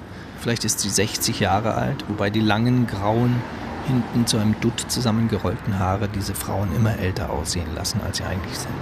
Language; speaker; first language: German; native; German